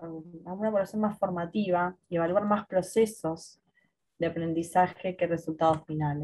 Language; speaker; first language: Spanish; native; Spanish